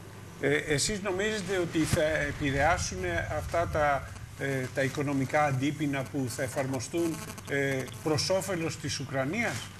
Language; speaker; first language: Greek; native; Greek